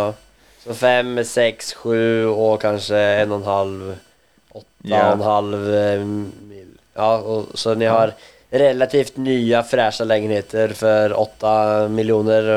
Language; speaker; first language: Swedish; native; Swedish